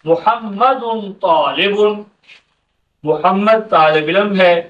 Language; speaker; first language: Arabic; non-native, fluent; Urdu